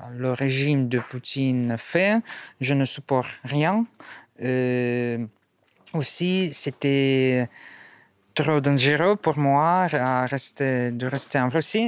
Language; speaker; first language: French; non-native, learner; Russian